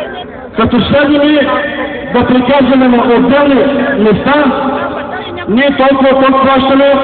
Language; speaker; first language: Bulgarian; non-native, local second language; Turkish